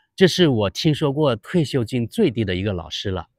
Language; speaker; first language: Chinese; native; Chinese